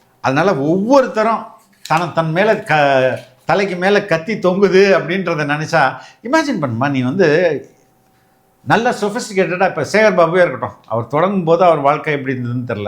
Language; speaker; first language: Tamil; native; Tamil